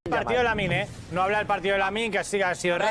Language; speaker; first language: Spanish; native; Spanish